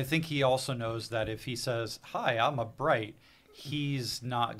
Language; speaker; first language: English; native; English